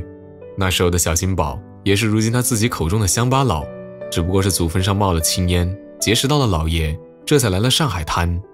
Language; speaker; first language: Chinese; native; Chinese